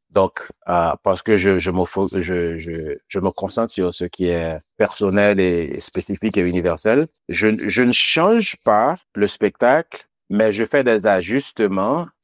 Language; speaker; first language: French; non-native, local second language; Haitian Creole